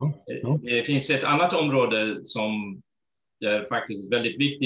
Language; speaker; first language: Swedish; non-native, fluent; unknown